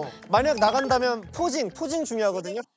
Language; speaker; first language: Korean; native; Korean